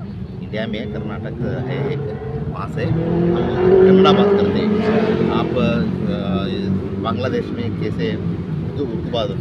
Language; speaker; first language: Hindi; non-native, local second language; Kannada